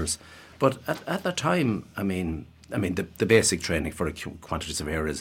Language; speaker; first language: English; native; English